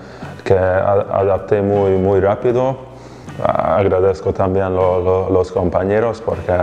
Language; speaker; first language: Spanish; non-native, fluent; Hungarian